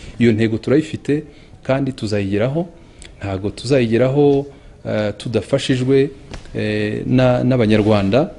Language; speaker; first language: Kinyarwanda; early bilingual, heritage; Kinyarwanda